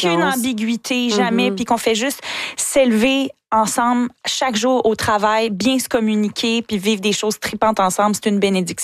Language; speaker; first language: French; native; French